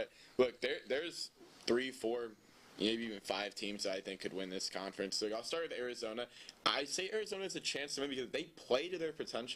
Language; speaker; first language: English; native; English